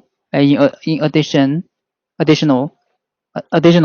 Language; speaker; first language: English; non-native, learner; Chinese